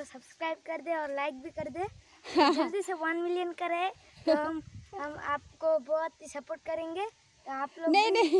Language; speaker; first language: Hindi; non-native, local second language; Assamese